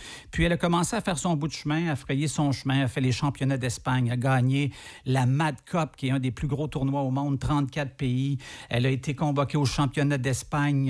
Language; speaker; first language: French; native; French